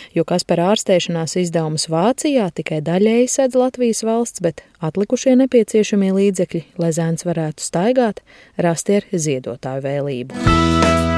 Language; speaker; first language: Latvian; native; Latvian